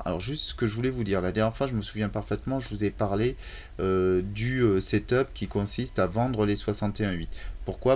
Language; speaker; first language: French; native; French